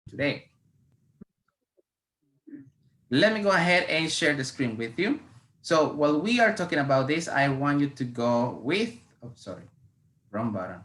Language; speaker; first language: English; non-native, fluent; Spanish